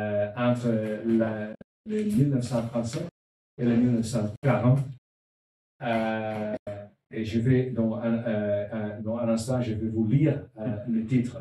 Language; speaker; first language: French; non-native, learner; Italian